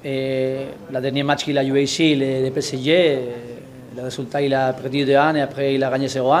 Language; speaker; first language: French; non-native, learner; Spanish